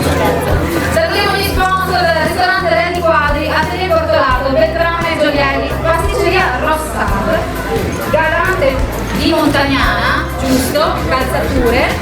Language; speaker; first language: Italian; native; Italian